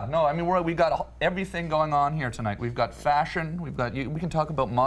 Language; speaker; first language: English; native; English